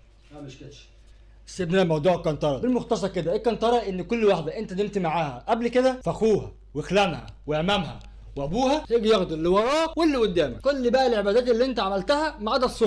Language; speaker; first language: Arabic; native; Arabic